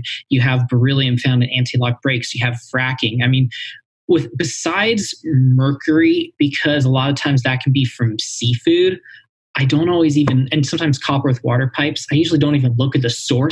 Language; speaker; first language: English; native; English